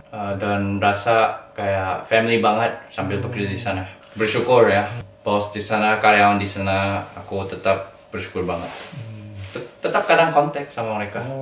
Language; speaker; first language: Indonesian; non-native, fluent; Korean